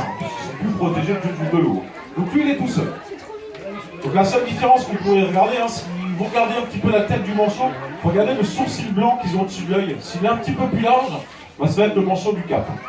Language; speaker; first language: French; native; French